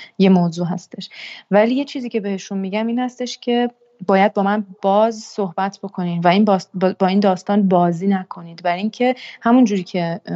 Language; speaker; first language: Persian; early bilingual, heritage; Persian